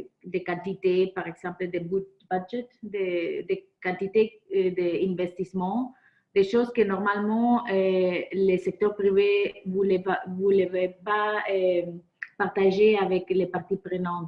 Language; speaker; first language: French; non-native, fluent; Spanish